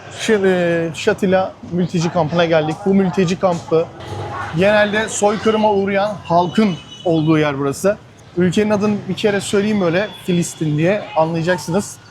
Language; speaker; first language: Turkish; native; Turkish